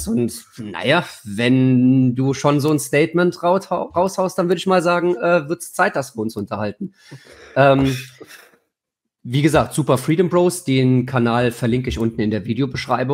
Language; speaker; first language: German; native; German